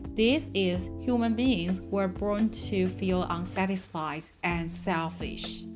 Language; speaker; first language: English; non-native, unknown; Chinese